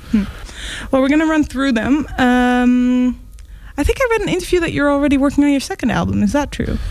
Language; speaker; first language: English; non-native, fluent; Dutch